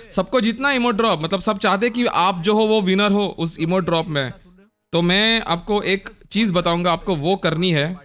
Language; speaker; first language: Hindi; non-native, local second language; Marathi